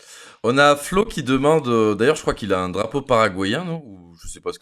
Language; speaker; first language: French; native; French